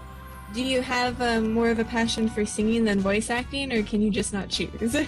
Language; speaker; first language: English; native; English